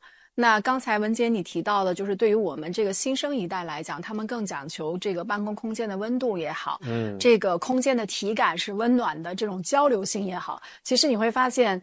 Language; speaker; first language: Chinese; native; Chinese